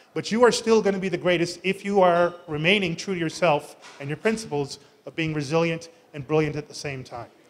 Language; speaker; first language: English; native; English